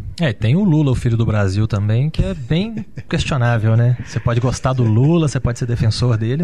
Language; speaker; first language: Portuguese; native; Portuguese